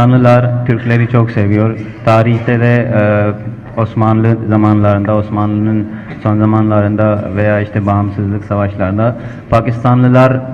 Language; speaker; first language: Turkish; non-native, fluent; Urdu